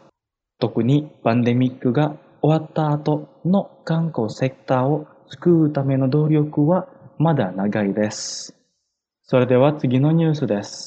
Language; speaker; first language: Japanese; non-native, fluent; Indonesian